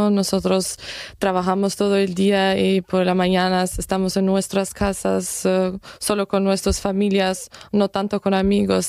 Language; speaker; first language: Spanish; non-native, fluent; German